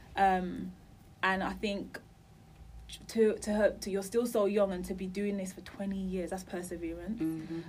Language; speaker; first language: English; native; English